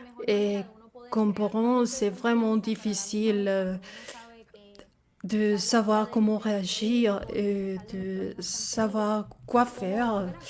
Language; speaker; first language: French; non-native, fluent; Spanish